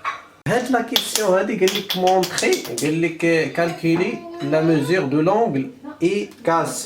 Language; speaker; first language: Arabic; native; Arabic